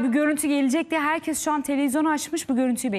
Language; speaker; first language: Turkish; native; Turkish